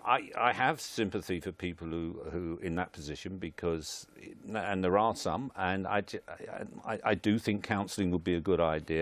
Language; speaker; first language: English; native; English